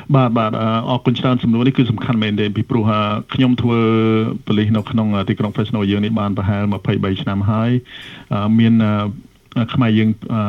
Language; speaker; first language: Khmer; early bilingual, other home language; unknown